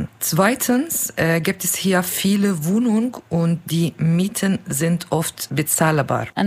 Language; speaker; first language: German; non-native, learner; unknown